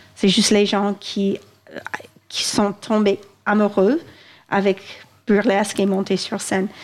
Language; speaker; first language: French; non-native, fluent; English